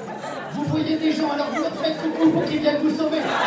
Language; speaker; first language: French; native; French